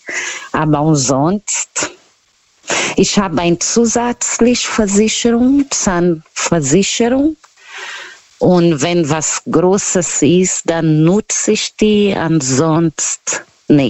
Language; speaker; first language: German; non-native, learner; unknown